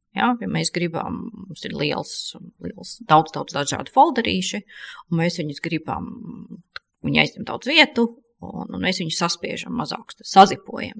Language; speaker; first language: Latvian; native; Latvian